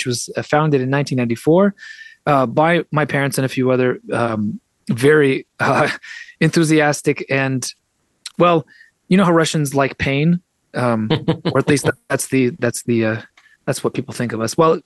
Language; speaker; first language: English; early bilingual, other home language; Russian